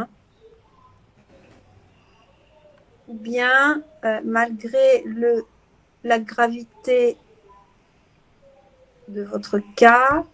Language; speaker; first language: French; native; French